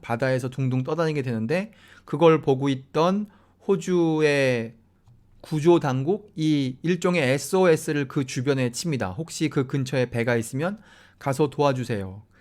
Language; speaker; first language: Korean; native; Korean